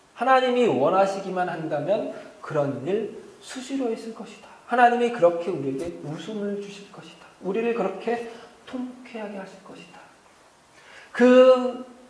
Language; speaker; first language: Korean; native; Korean